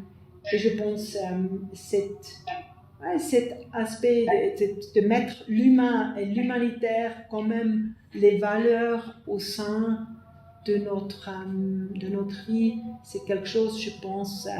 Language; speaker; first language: French; non-native, fluent; German